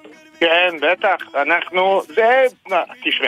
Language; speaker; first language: Hebrew; non-native, fluent; Bosnian